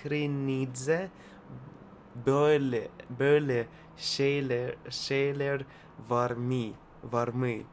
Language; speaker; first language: Turkish; non-native, learner; Russian